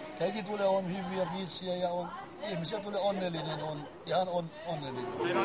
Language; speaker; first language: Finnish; non-native, learner; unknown